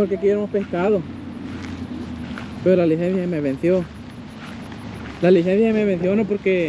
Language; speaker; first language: Spanish; native; Spanish